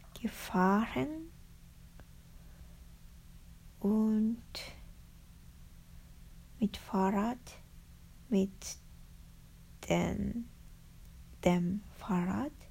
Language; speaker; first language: German; non-native, learner; Japanese